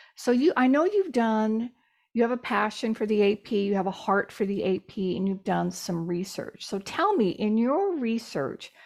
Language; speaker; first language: English; native; English